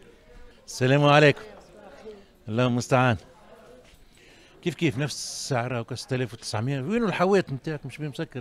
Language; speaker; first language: Arabic; native; Arabic